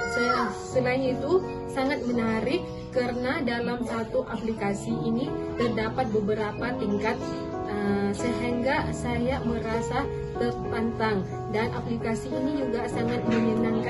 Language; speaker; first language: Indonesian; non-native, learner; Thai